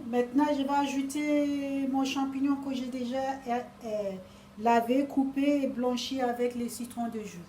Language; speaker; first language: French; non-native, learner; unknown